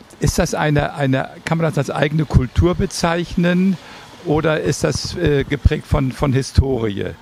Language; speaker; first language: German; native; German